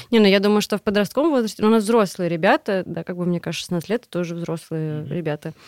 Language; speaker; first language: Russian; native; Russian